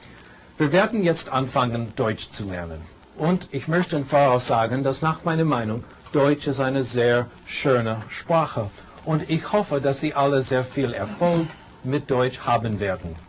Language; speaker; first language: German; non-native, fluent; English